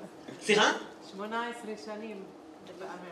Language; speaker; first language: Hebrew; non-native, local second language; Arabic